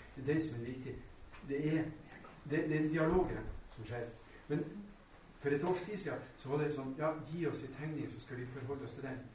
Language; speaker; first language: Norwegian; native; Norwegian